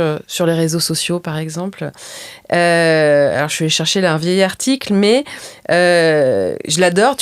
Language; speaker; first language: French; native; French